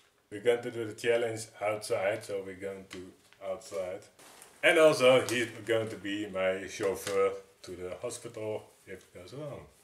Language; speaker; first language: English; non-native, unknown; Dutch